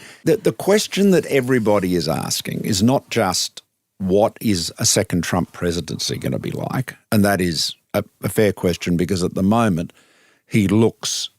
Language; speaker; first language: English; native; English